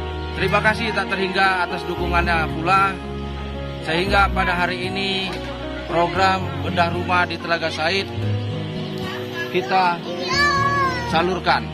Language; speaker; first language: Indonesian; native; Indonesian